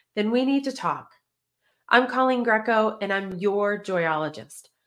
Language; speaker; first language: English; native; English